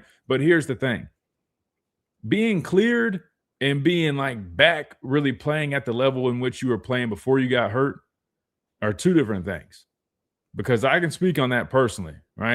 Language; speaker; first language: English; native; English